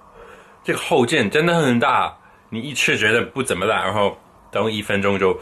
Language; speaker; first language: Chinese; non-native, fluent; English